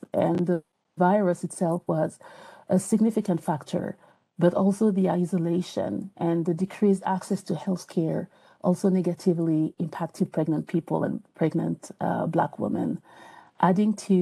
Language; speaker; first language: English; non-native, fluent; French